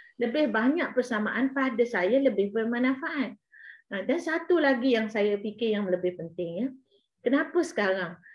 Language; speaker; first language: Malay; native; Malay